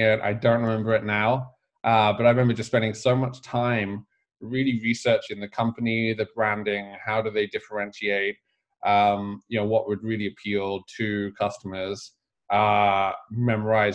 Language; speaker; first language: English; native; English